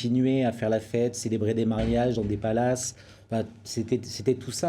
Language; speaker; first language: French; native; French